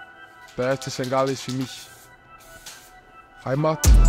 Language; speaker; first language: German; non-native, fluent; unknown